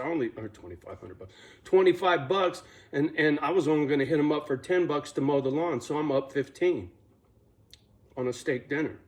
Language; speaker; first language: English; native; English